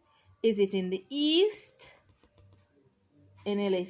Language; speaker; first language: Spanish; non-native, fluent; English